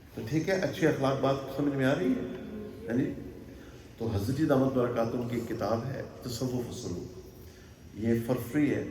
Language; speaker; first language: Urdu; non-native, local second language; Punjabi